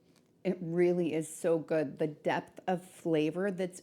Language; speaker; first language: English; native; English